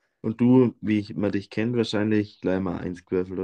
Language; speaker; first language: German; native; German